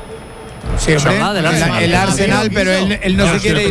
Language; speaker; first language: Spanish; native; Spanish